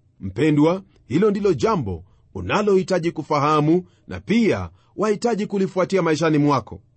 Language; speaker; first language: Swahili; non-native, local second language; Luyia